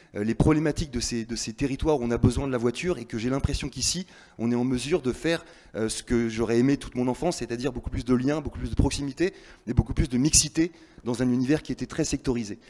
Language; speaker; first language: French; native; French